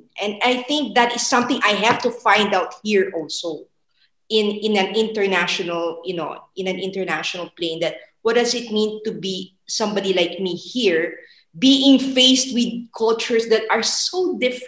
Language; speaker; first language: English; non-native, local second language; Filipino